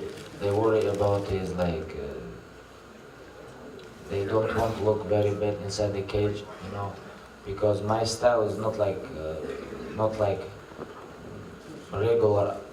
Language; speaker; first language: English; non-native, learner; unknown